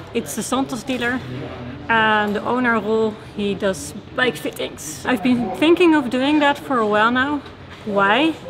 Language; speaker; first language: English; non-native, fluent; Dutch